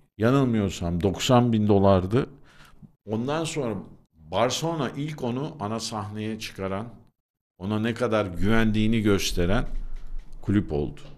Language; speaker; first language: Turkish; native; Turkish